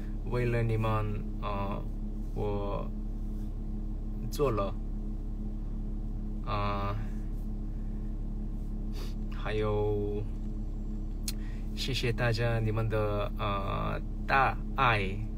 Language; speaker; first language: Chinese; non-native, learner; Korean